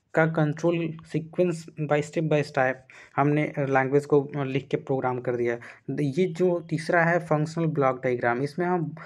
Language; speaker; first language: Hindi; native; Hindi